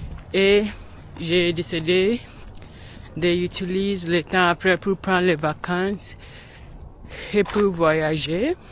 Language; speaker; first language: French; non-native, learner; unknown